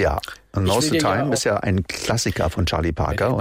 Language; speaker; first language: German; native; German